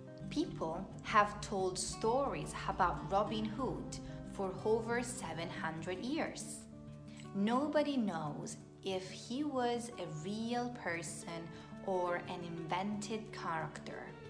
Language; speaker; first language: English; non-native, fluent; Italian